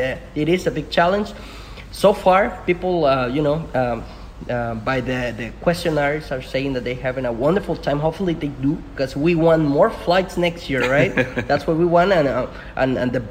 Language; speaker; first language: English; non-native, fluent; Spanish